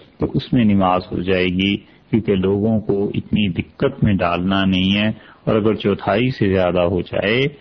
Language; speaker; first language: Urdu; native; Urdu